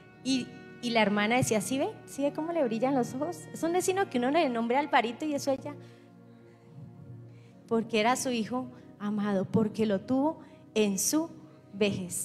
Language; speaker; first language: Spanish; native; Spanish